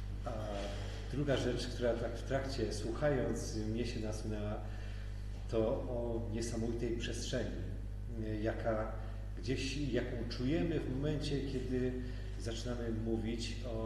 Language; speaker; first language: Polish; native; Polish